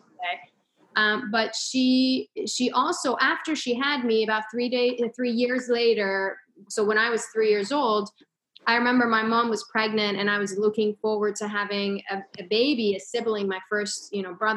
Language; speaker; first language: English; non-native, fluent; Persian